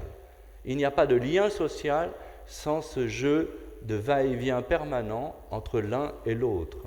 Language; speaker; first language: French; native; French